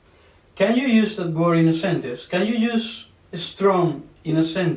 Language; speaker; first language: English; non-native, learner; Spanish